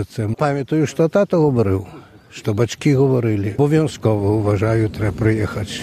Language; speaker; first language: Polish; non-native, local second language; Belarusian